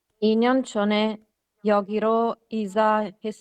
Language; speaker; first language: Korean; non-native, learner; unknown